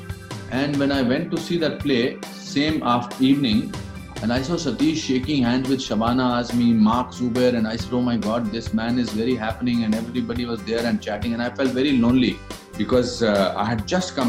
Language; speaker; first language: English; non-native, local second language; Hindi